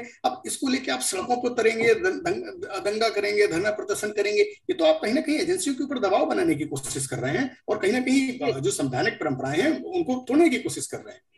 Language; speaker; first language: Hindi; native; Hindi